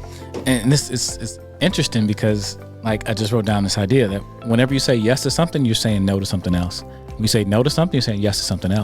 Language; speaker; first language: English; native; English